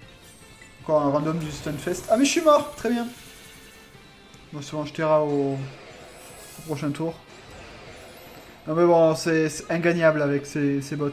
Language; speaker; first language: French; native; French